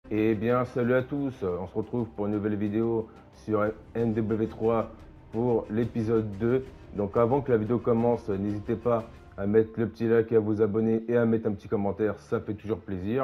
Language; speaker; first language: French; native; French